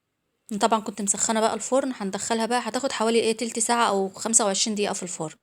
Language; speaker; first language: Arabic; native; Arabic